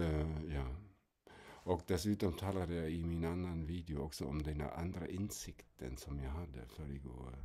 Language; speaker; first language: Swedish; non-native, fluent; German